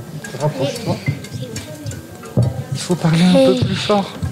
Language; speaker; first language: French; native; French